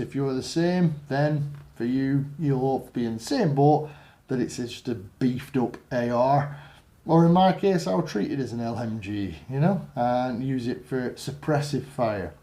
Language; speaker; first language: English; native; English